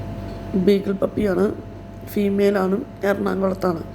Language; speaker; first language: Malayalam; native; Malayalam